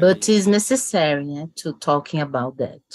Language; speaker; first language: English; non-native, learner; Portuguese